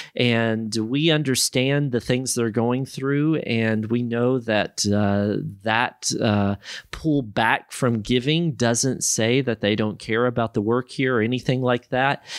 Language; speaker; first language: English; native; English